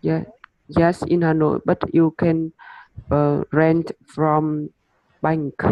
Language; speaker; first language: English; non-native, learner; Vietnamese